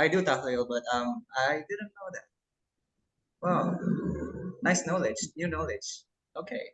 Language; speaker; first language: English; non-native, local second language; Indonesian